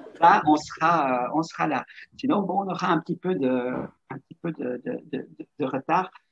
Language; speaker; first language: French; native; French